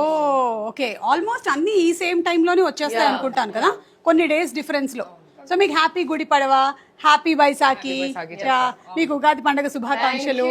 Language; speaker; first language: Telugu; native; Telugu